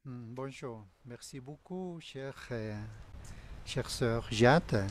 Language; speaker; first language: French; non-native, fluent; Spanish